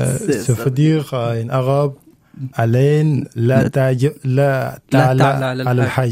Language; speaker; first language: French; non-native, learner; Arabic